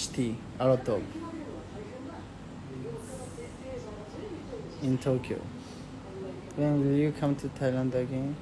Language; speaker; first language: English; non-native, learner; Japanese